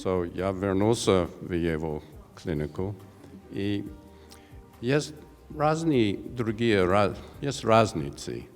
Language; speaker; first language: Russian; non-native, learner; English